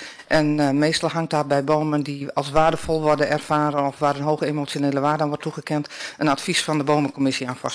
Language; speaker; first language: Dutch; native; Dutch